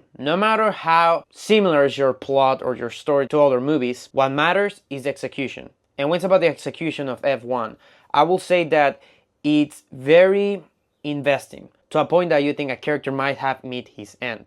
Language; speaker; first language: English; non-native, fluent; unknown